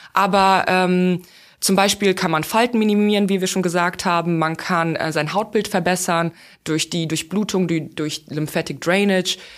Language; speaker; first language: German; non-native, fluent; Russian